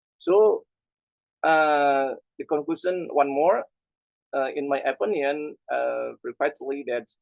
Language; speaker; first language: English; non-native, learner; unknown